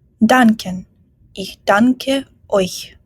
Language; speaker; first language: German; non-native, fluent; Ukrainian